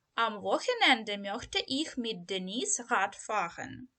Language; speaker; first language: German; non-native, learner; Ukrainian